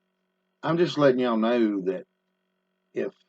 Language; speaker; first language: English; native; English